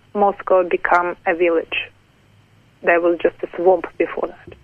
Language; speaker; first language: English; non-native, fluent; Ukrainian